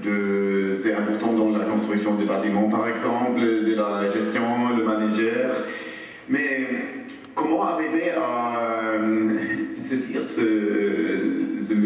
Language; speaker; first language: French; non-native, learner; Swedish